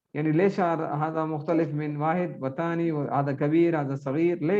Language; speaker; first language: Arabic; non-native, learner; Urdu